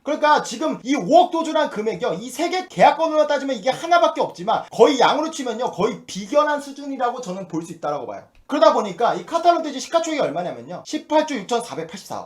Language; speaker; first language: Korean; native; Korean